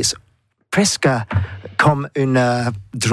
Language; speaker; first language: French; non-native, learner; English